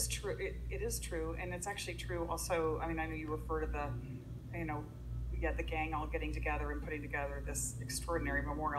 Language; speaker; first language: English; native; English